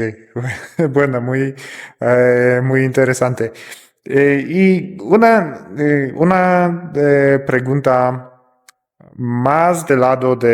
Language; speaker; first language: Spanish; non-native, fluent; Polish